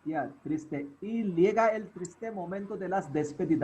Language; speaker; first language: Spanish; non-native, fluent; Hindi